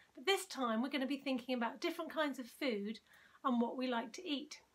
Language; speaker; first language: English; native; English